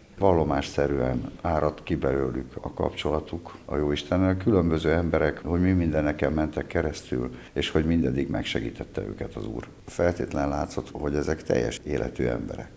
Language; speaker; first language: Hungarian; native; Hungarian